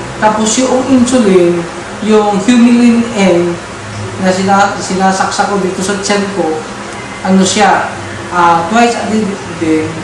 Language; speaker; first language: Filipino; non-native, local second language; Cebuano